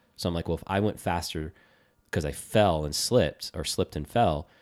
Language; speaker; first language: English; native; English